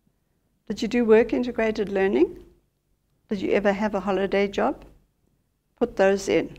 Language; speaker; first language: English; native; English